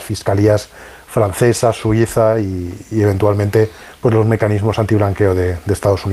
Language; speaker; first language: Spanish; native; Spanish